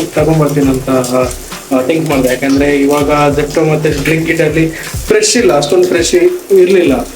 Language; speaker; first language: Kannada; non-native, local second language; Tulu